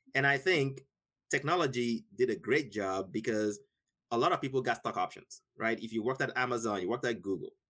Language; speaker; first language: English; non-native, local second language; Igbo